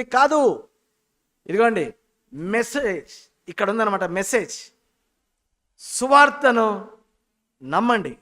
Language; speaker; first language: Telugu; native; Telugu